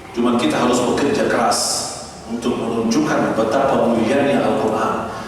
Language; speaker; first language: Indonesian; non-native, fluent; Arabic